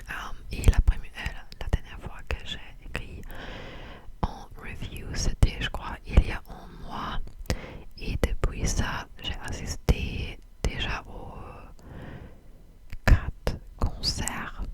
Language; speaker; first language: French; non-native, fluent; English